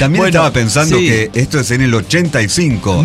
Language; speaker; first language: Spanish; native; Spanish